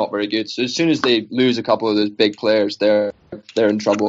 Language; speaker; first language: English; native; English